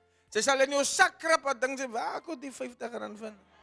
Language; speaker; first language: Afrikaans; early bilingual, heritage; Afrikaans